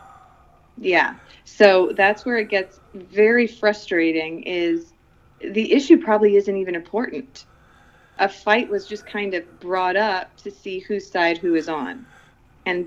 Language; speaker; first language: English; non-native, local second language; Filipino